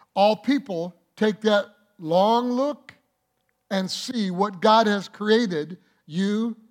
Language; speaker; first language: English; native; English